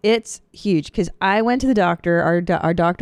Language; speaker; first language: English; native; English